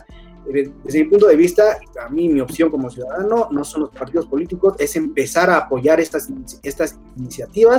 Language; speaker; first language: Spanish; native; Spanish